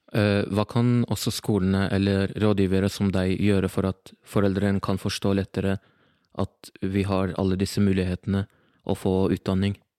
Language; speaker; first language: Norwegian; early bilingual, other home language; Arabic